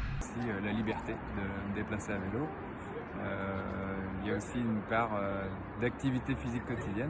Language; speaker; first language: French; native; French